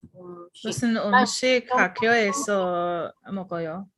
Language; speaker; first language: Korean; non-native, learner; English